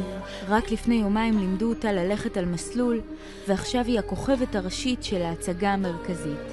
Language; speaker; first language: Hebrew; native; Hebrew